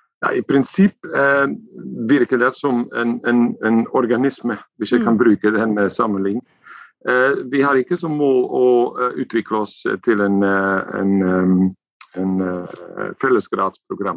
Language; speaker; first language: Norwegian; non-native, fluent; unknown